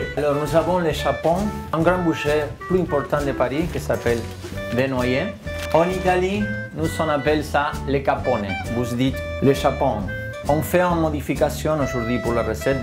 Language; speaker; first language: French; non-native, fluent; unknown